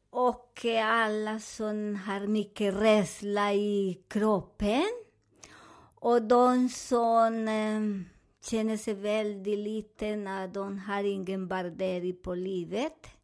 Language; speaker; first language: Swedish; non-native, fluent; Spanish